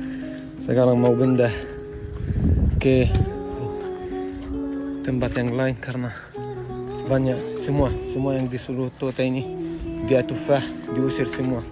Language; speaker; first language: Indonesian; non-native, fluent; Arabic